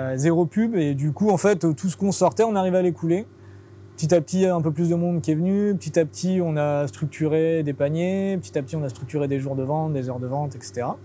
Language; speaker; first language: French; native; French